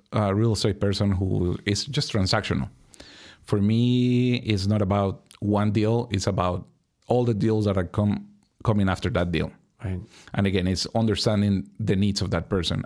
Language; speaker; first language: English; non-native, fluent; Spanish